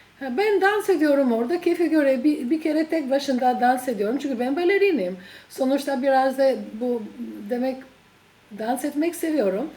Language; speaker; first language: Turkish; non-native, fluent; Albanian